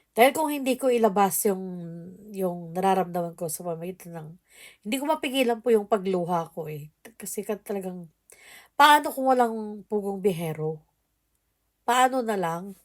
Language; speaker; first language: Filipino; native; Filipino